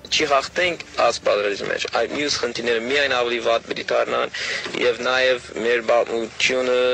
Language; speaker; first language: Armenian; non-native, fluent; English